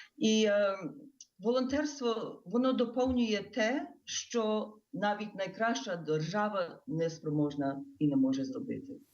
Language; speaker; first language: Ukrainian; early bilingual, heritage; Ukrainian